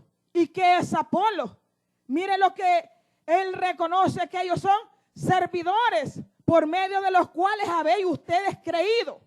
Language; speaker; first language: Spanish; native; Spanish